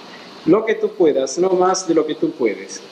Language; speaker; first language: Spanish; native; Spanish